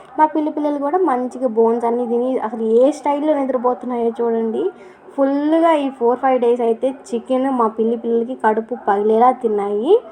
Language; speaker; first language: Telugu; non-native, local second language; Urdu